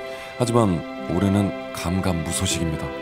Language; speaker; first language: Korean; native; Korean